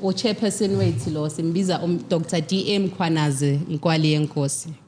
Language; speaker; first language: Zulu; native; Zulu